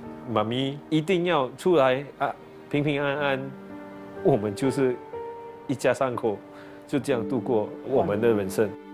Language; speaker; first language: Chinese; non-native, local second language; English